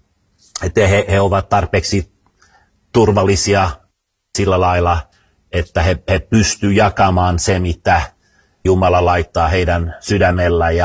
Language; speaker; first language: Finnish; early bilingual, other home language; Swedish